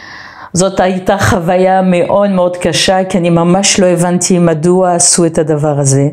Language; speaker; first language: Hebrew; non-native, fluent; French